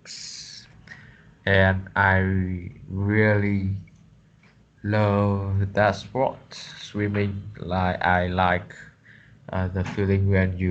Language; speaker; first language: English; non-native, learner; Vietnamese